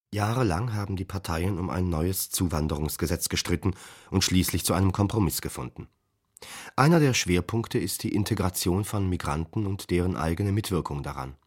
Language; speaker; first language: German; native; German